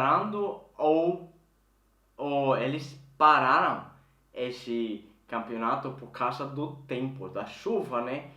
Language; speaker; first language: Portuguese; non-native, fluent; Swedish